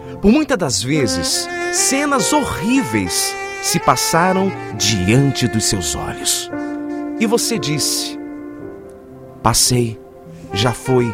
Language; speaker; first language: Portuguese; native; Portuguese